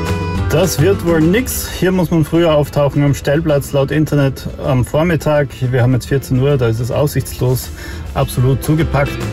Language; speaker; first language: German; native; German